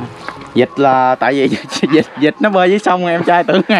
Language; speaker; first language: Vietnamese; native; Vietnamese